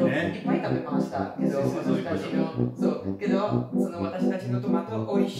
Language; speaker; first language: Japanese; non-native, learner; Italian